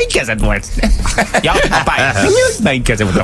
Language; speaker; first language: Hungarian; native; Hungarian